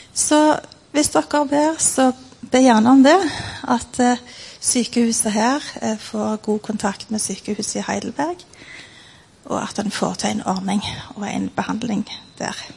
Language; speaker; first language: Norwegian; native; Norwegian